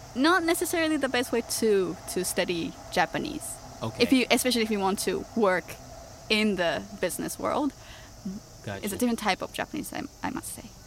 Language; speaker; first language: English; non-native, fluent; Japanese